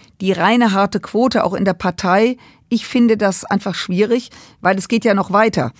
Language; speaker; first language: German; native; German